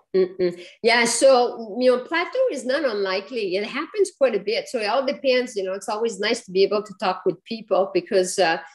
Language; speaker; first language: English; non-native, fluent; French